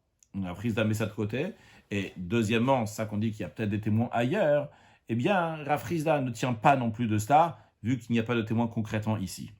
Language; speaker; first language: French; native; French